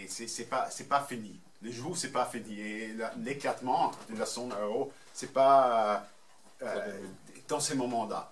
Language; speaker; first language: French; non-native, fluent; German